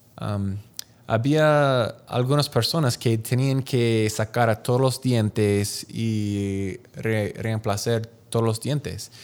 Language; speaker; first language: Spanish; non-native, learner; English